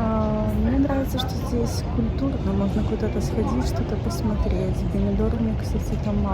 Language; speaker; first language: Russian; native; Russian